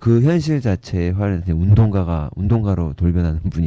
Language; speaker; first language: Korean; native; Korean